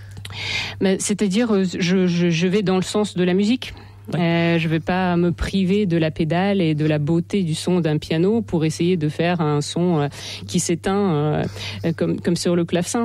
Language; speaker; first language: French; non-native, fluent; Russian